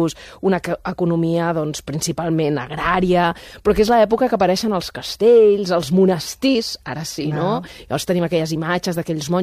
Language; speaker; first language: Catalan; native; Catalan